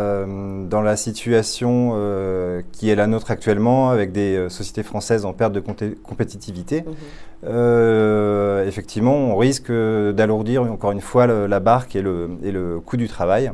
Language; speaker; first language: French; native; French